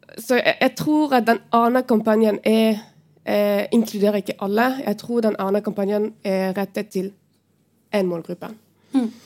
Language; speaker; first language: Norwegian; non-native, fluent; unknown